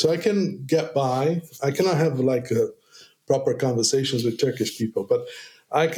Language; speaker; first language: English; non-native, fluent; Portuguese